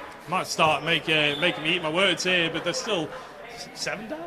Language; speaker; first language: English; native; English